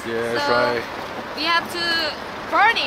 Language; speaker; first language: English; non-native, learner; Korean